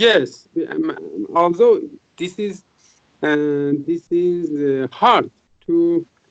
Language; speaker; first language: English; non-native, fluent; Persian